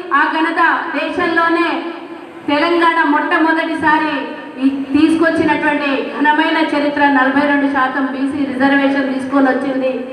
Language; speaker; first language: Telugu; native; Telugu